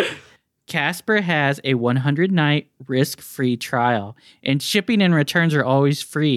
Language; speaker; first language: English; native; English